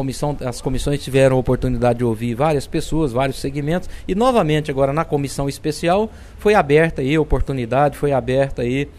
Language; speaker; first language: Portuguese; native; Portuguese